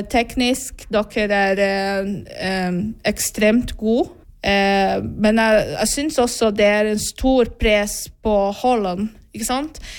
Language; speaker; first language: Norwegian; non-native, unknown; Portuguese